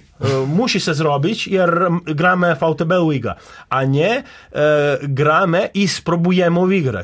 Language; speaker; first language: Polish; non-native, learner; Serbian